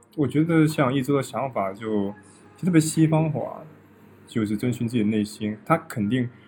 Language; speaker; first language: Chinese; native; Chinese